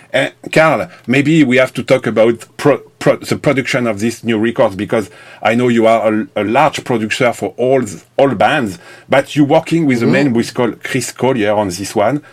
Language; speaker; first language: English; non-native, learner; French